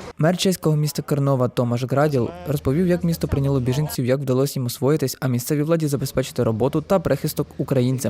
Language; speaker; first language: Ukrainian; native; Ukrainian